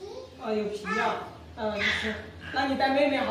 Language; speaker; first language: Chinese; native; Chinese